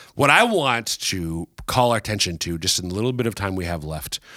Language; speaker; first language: English; native; English